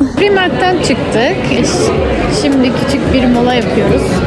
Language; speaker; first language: Turkish; non-native, learner; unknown